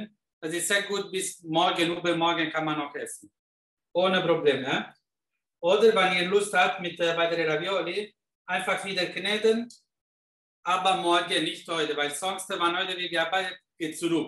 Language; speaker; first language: German; non-native, fluent; Italian